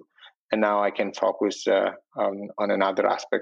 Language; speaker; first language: English; non-native, fluent; Italian